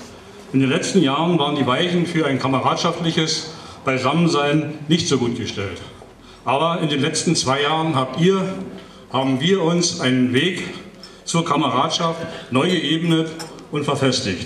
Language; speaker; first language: German; native; German